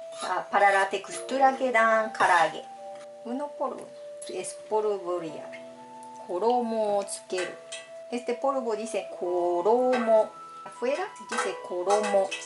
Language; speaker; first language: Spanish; non-native, fluent; Japanese